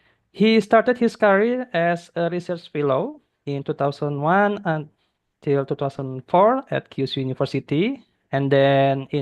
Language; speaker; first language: English; non-native, fluent; Indonesian